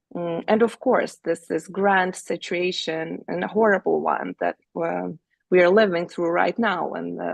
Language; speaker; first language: English; non-native, fluent; Ukrainian